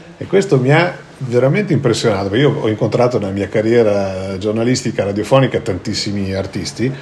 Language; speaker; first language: Italian; native; Italian